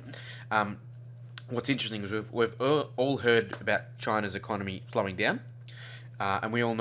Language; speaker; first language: English; native; English